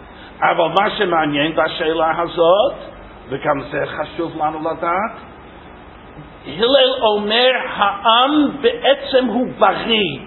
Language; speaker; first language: Hebrew; non-native, fluent; English